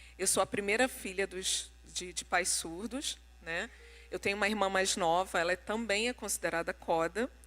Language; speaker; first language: Portuguese; non-native, local second language; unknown